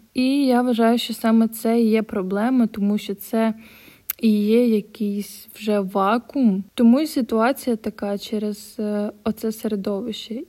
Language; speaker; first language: Ukrainian; non-native, local second language; Russian